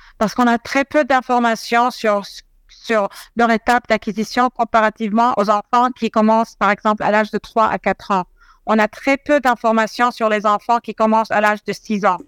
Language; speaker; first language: French; non-native, fluent; Arabic